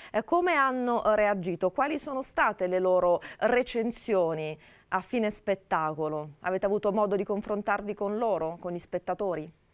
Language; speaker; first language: Italian; native; Italian